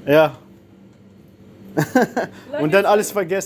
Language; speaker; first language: German; non-native, fluent; Arabic